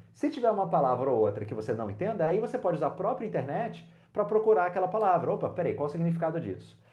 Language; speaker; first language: Portuguese; native; Portuguese